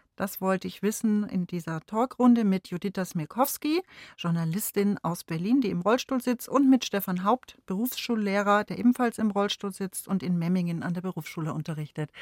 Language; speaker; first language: German; native; German